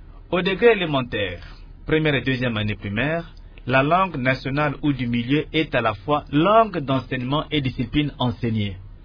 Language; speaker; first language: French; non-native, local second language; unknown